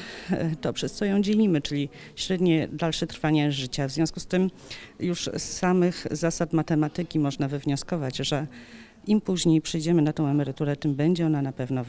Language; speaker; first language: Polish; native; Polish